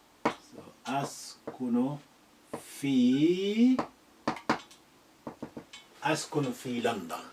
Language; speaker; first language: Arabic; non-native, fluent; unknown